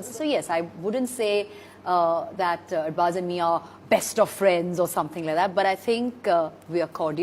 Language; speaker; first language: English; non-native, local second language; Hindi